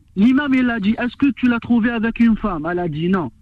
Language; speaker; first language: French; non-native, local second language; Arabic